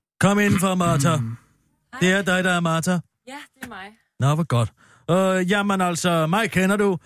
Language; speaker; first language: Danish; native; Danish